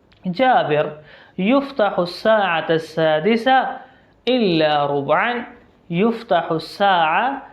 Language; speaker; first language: Arabic; non-native, fluent; Urdu